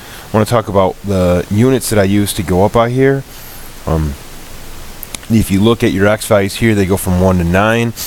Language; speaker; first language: English; native; English